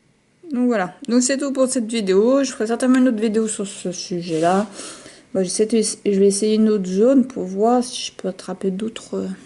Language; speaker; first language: French; native; French